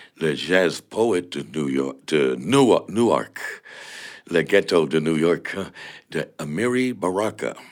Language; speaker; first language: French; non-native, learner; English